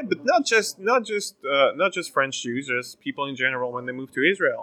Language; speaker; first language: English; non-native, fluent; French